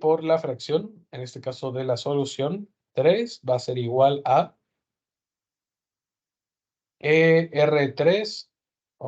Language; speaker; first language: Spanish; native; Spanish